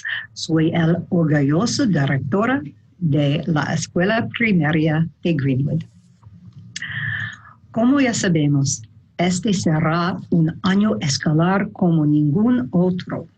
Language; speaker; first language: Spanish; non-native, learner; English